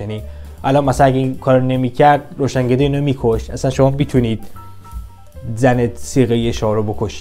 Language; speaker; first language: Persian; native; Persian